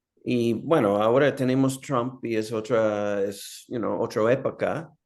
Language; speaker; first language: Spanish; non-native, fluent; English